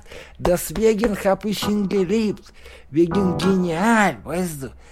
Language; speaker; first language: German; non-native, learner; Russian